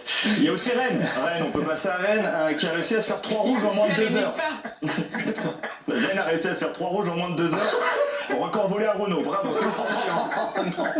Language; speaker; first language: French; native; French